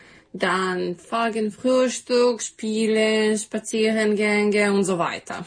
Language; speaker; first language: German; non-native, learner; Serbian